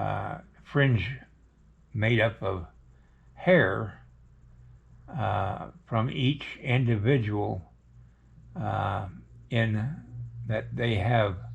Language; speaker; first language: English; native; English